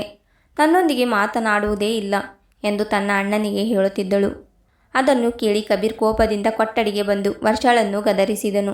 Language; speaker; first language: Kannada; native; Kannada